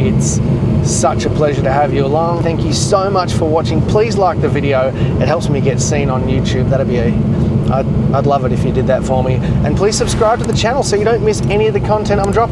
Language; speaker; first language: English; native; English